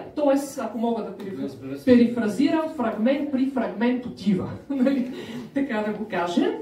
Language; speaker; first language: Bulgarian; native; Bulgarian